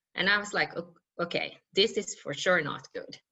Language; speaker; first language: English; non-native, fluent; Norwegian